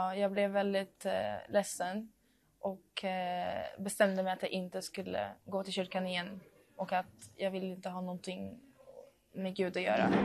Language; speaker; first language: Swedish; non-native, fluent; Arabic